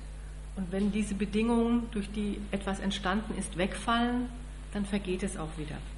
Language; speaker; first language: German; native; German